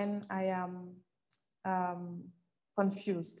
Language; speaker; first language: English; non-native, local second language; French